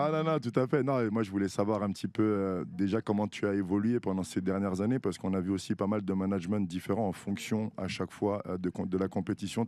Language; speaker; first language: French; native; French